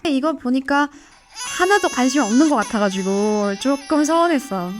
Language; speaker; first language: Korean; non-native, fluent; Mongolian